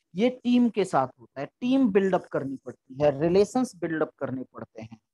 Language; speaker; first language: Hindi; native; Hindi